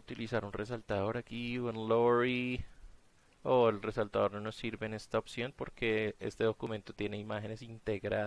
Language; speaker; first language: Spanish; native; Spanish